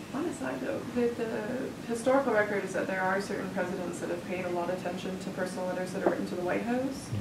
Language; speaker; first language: English; native; English